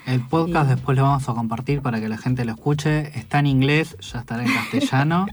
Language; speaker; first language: Spanish; native; Spanish